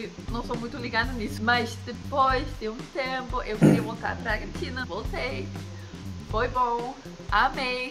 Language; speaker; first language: Portuguese; non-native, fluent; Danish